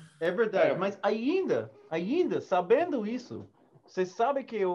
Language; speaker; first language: Portuguese; non-native, learner; English